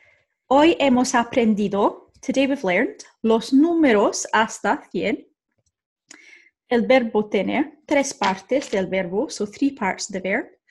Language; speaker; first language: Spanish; non-native, fluent; English